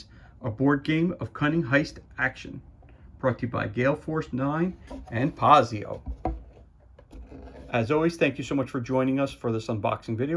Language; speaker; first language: English; native; English